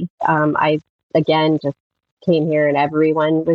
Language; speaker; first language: English; native; English